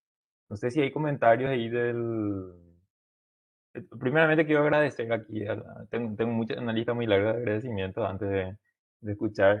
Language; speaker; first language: Spanish; native; Spanish